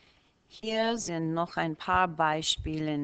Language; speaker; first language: German; non-native, fluent; English